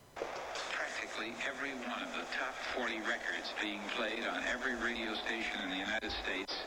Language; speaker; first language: English; non-native, fluent; Italian